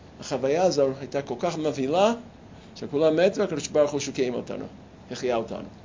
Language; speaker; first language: Hebrew; non-native, fluent; English